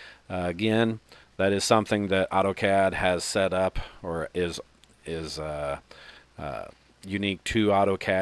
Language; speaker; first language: English; native; English